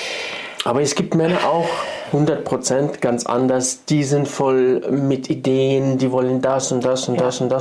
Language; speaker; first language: German; non-native, fluent; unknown